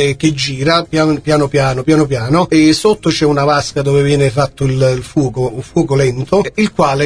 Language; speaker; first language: Italian; native; Italian